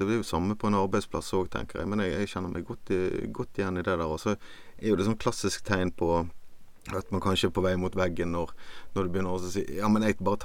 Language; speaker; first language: Norwegian; native; Norwegian